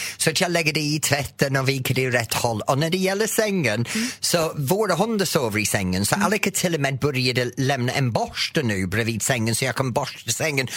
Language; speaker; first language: Swedish; non-native, fluent; English